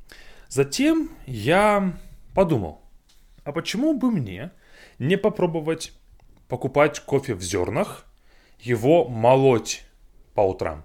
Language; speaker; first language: Russian; non-native, fluent; English